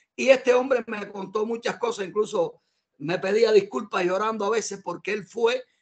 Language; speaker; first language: Spanish; native; Spanish